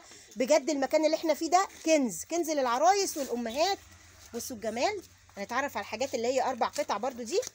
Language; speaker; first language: Arabic; native; Arabic